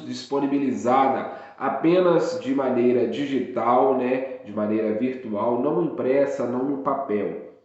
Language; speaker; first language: Portuguese; native; Portuguese